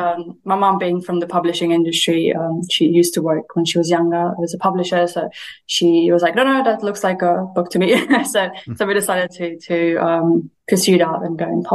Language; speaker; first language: English; early bilingual, other home language; German